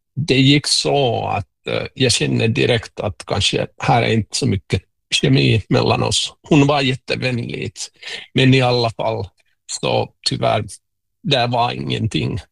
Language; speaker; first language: Swedish; non-native, local second language; Finnish